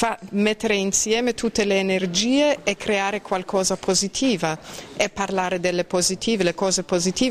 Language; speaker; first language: Italian; non-native, fluent; Persian